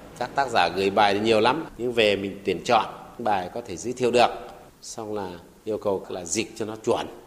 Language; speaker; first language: Vietnamese; non-native, local second language; Tày